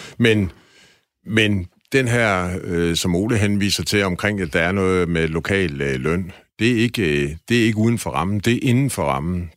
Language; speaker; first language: Danish; native; Danish